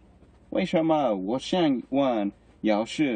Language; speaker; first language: Chinese; non-native, learner; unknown